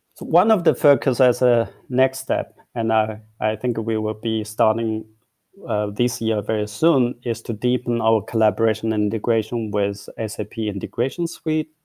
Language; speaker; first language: English; non-native, fluent; Chinese